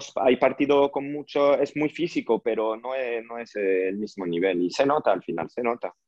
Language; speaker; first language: Spanish; early bilingual, heritage; French